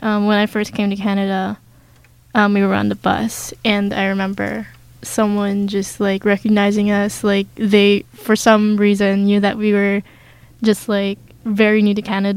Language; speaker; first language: English; non-native, local second language; Filipino